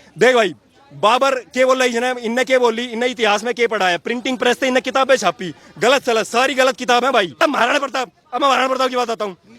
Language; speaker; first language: Hindi; native; Hindi